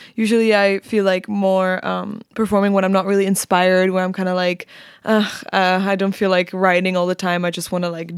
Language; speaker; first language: English; non-native, fluent; Czech